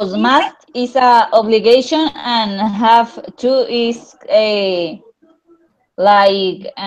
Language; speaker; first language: English; non-native, learner; Spanish